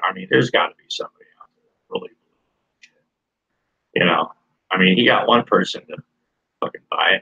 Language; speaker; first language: English; native; English